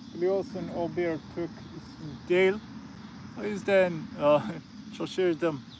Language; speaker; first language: Turkish; non-native, learner; English